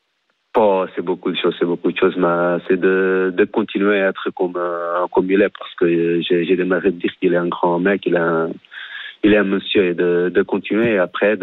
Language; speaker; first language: French; non-native, fluent; Portuguese